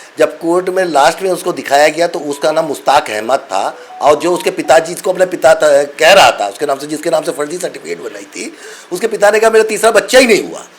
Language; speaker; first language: Hindi; non-native, local second language; Bangla